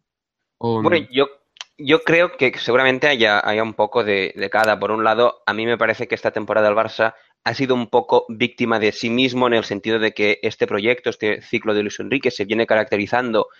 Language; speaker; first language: Spanish; native; Spanish